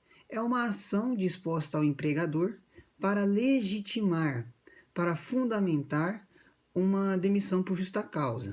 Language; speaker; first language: Portuguese; native; Portuguese